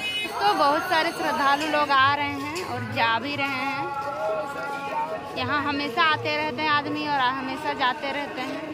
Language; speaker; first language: Hindi; native; Hindi